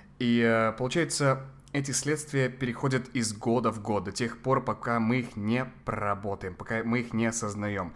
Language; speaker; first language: Russian; non-native, fluent; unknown